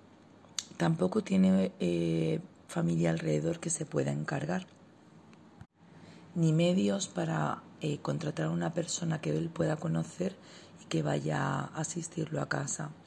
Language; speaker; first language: Spanish; native; Spanish